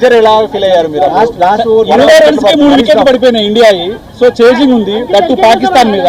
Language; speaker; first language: Telugu; native; Telugu